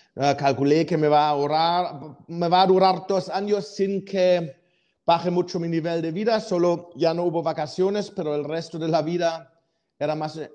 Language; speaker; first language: Spanish; non-native, fluent; German